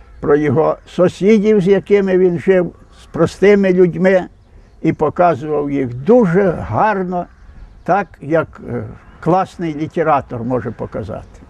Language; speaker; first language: Ukrainian; native; Ukrainian